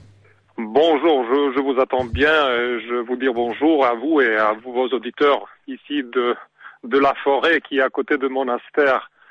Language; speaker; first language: French; non-native, learner; Serbian